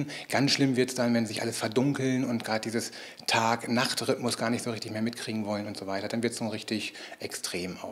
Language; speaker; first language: German; native; German